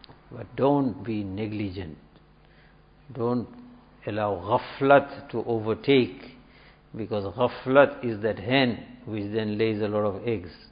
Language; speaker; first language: English; native; English